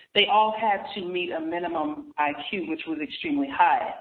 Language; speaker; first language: English; native; English